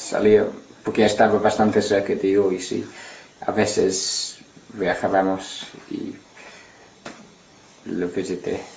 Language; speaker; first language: Spanish; non-native, learner; English